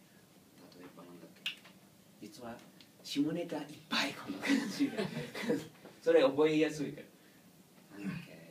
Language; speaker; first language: Japanese; non-native, learner; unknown